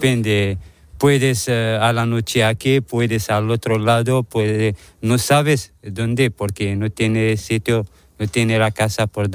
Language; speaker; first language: Spanish; non-native, learner; Arabic